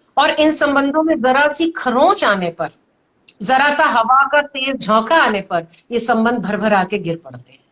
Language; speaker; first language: Hindi; native; Hindi